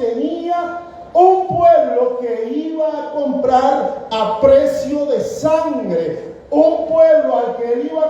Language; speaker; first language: Spanish; native; Spanish